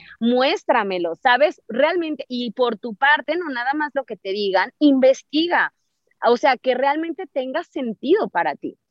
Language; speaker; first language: Spanish; native; Spanish